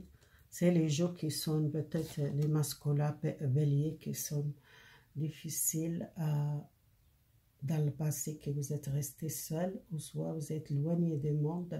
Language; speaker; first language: French; non-native, learner; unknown